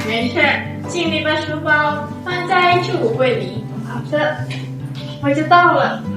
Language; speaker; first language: Chinese; non-native, learner; Indonesian